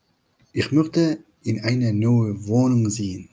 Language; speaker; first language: German; non-native, fluent; Turkish